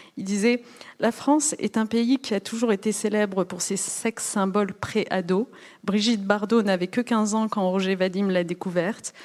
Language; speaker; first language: French; early bilingual, other home language; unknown